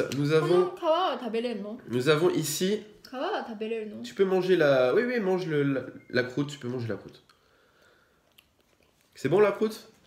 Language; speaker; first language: French; native; French